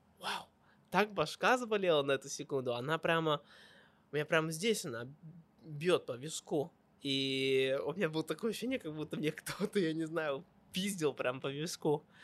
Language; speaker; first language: Russian; early bilingual, heritage; Russian